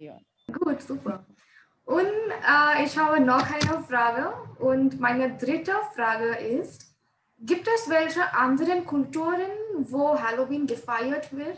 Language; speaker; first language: German; non-native, learner; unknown